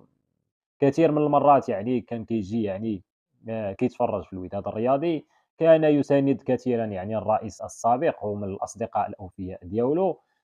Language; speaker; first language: Arabic; native; Arabic